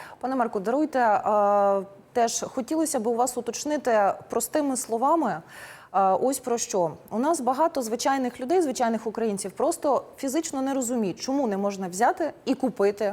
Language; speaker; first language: Ukrainian; native; Ukrainian